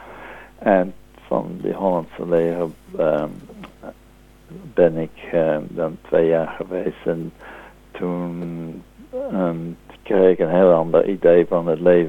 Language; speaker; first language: Dutch; native; Dutch